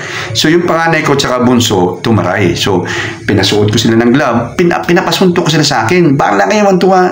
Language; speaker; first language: Filipino; non-native, local second language; Cebuano